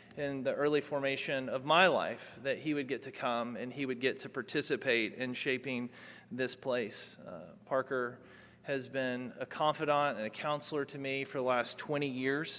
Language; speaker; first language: English; native; English